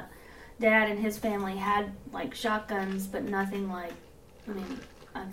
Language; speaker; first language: English; native; English